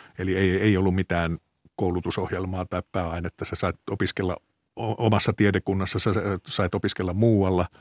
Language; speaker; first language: Finnish; native; Finnish